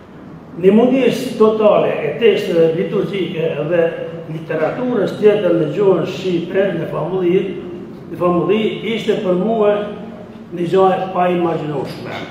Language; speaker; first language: Albanian; native; Albanian